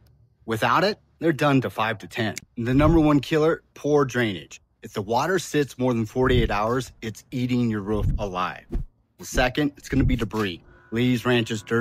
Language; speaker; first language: English; native; English